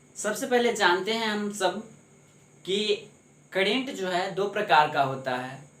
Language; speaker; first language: Hindi; native; Hindi